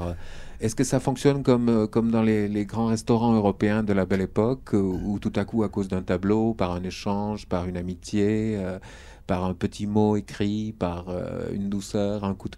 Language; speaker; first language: French; native; French